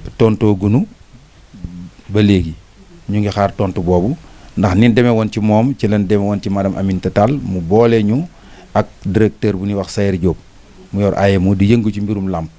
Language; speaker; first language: Wolof; native; Wolof